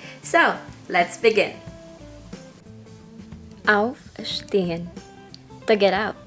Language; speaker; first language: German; non-native, fluent; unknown